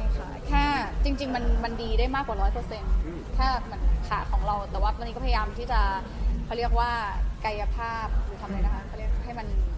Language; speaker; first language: Thai; native; Thai